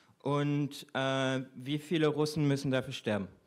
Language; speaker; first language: German; early bilingual, other home language; Croatian